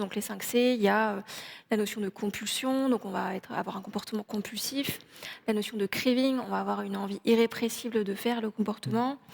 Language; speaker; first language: French; native; French